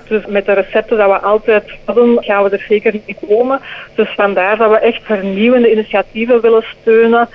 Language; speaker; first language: Dutch; native; Dutch